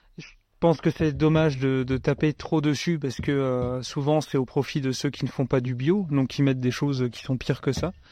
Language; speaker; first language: French; native; French